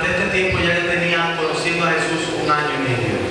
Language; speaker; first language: Spanish; native; Spanish